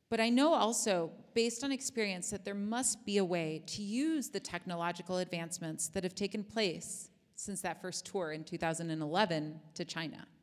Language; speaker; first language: English; native; English